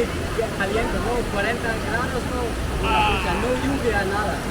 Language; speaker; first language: Spanish; non-native, learner; German